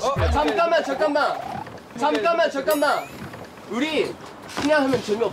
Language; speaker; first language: Korean; native; Korean